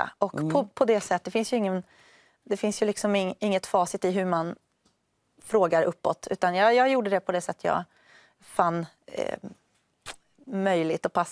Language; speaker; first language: Swedish; native; Swedish